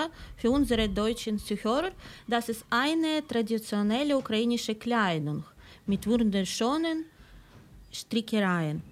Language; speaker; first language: German; non-native, fluent; Ukrainian